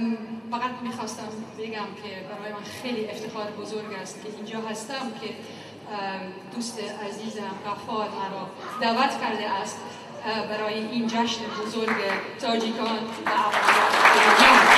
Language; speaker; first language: Persian; non-native, fluent; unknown